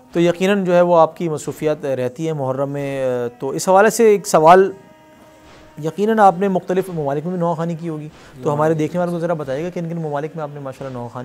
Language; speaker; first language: Urdu; native; Urdu